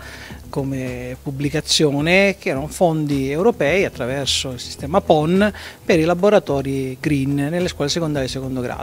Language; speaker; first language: Italian; native; Italian